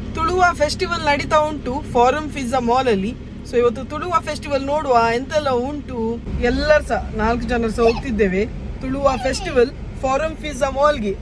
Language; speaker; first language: Kannada; non-native, local second language; Tulu